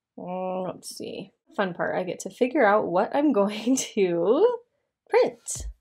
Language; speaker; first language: English; native; English